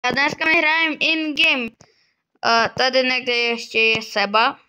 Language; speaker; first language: Czech; early bilingual, other home language; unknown